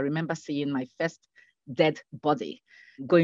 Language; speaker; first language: English; non-native, local second language; Igbo